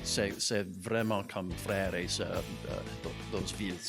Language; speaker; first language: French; non-native, local second language; English